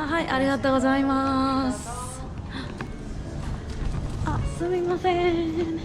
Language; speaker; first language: Japanese; non-native, learner; Korean